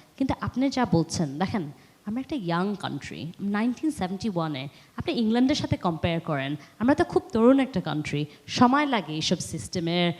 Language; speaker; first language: Bangla; early bilingual, heritage; Bangla